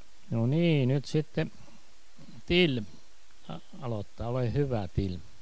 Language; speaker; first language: Finnish; native; Finnish